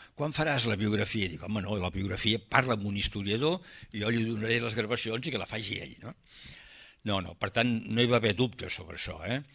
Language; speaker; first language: Catalan; early bilingual, heritage; Catalan